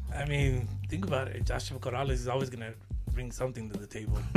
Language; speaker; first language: English; native; English